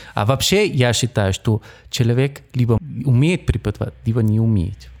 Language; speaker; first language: Russian; non-native, fluent; German